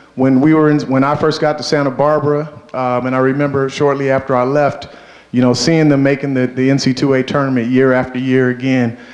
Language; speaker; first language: English; native; English